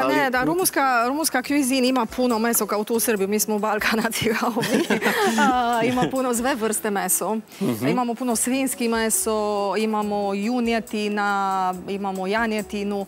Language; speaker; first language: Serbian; non-native, learner; Romanian